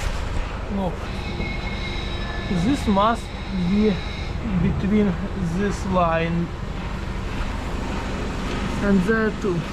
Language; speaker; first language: English; non-native, learner; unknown